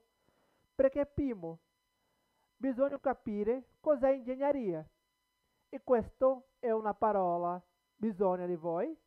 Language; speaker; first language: Italian; non-native, learner; Portuguese